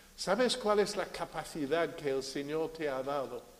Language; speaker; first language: Spanish; non-native, fluent; English